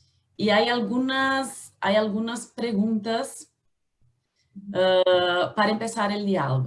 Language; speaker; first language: Spanish; non-native, learner; Portuguese